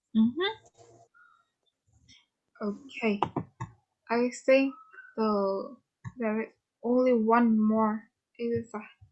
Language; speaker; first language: English; non-native, fluent; Vietnamese